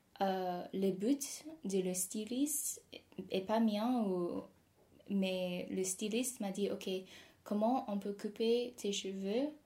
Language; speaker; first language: French; non-native, fluent; English